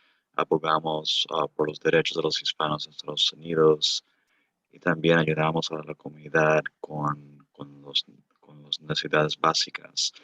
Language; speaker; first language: Spanish; early bilingual, heritage; Spanish